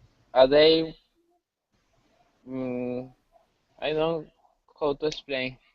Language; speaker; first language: English; non-native, learner; Spanish